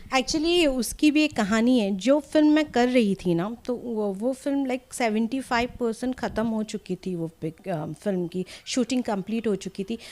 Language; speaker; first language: Hindi; non-native, local second language; Assamese